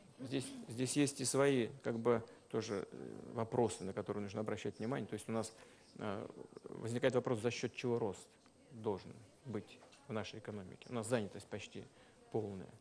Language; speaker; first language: Russian; native; Russian